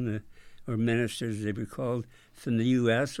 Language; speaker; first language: English; native; English